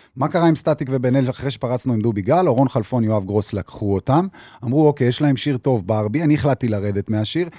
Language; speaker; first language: Hebrew; early bilingual, other home language; Arabic